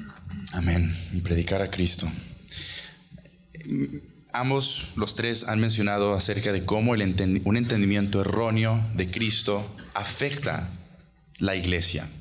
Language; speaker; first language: Spanish; native; Spanish